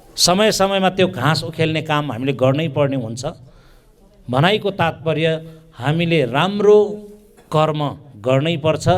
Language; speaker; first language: Nepali; non-native, local second language; Newari